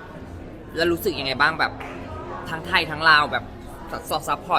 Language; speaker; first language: Thai; native; Thai